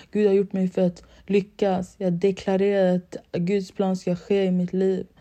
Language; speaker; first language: Swedish; early bilingual, other home language; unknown